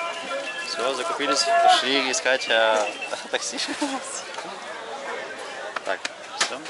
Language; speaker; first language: Russian; native; Russian